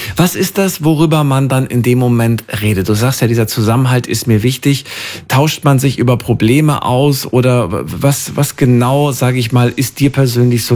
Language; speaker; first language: German; native; German